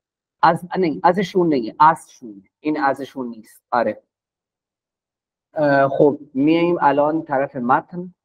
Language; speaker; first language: Persian; non-native, fluent; Urdu